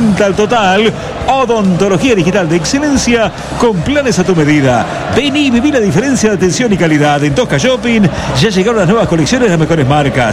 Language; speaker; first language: Spanish; native; Spanish